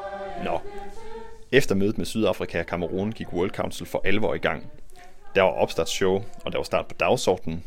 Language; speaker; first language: Danish; native; Danish